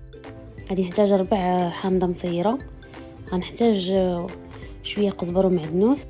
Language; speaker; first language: Arabic; native; Arabic